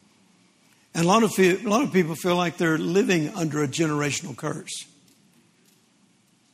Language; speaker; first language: English; native; English